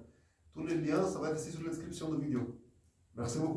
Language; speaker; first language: French; non-native, fluent; Portuguese